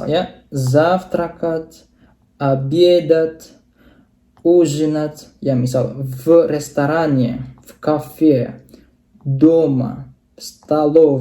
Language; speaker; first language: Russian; non-native, fluent; Indonesian